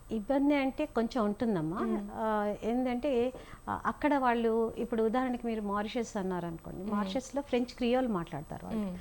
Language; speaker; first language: Telugu; native; Telugu